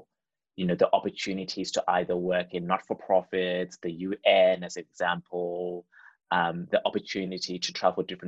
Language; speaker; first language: English; non-native, local second language; Shona